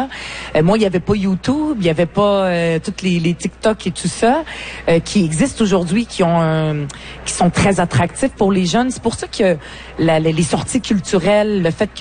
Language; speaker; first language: French; early bilingual, other home language; Arabic